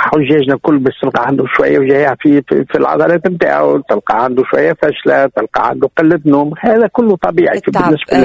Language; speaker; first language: Arabic; native; Arabic